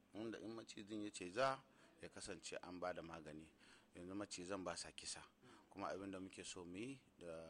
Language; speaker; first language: Hausa; non-native, local second language; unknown